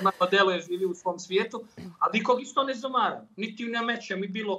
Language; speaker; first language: Serbian; native; Serbian